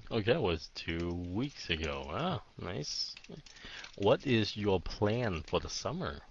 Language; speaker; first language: English; early bilingual, heritage; Vietnamese